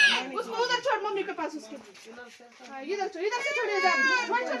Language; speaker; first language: Hindi; non-native, local second language; Marathi